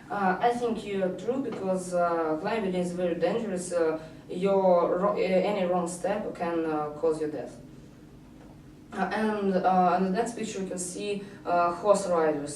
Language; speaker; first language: English; non-native, learner; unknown